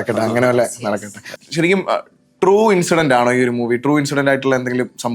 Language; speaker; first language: Malayalam; native; Malayalam